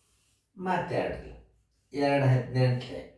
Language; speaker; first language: Kannada; native; Kannada